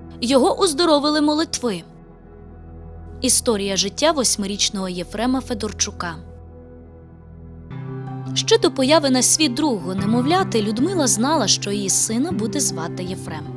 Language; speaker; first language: Ukrainian; native; Ukrainian